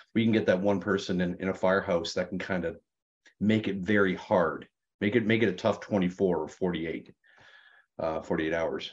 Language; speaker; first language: English; native; English